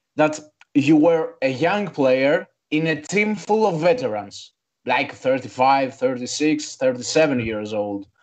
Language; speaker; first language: English; non-native, fluent; Greek